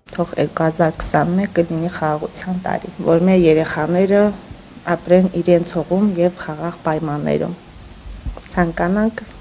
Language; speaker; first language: Armenian; native; Armenian